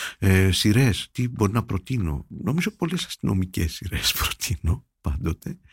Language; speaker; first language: Greek; early bilingual, heritage; Greek